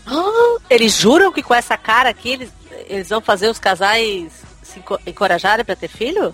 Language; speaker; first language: Portuguese; native; Portuguese